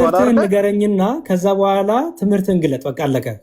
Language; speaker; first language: Amharic; native; Amharic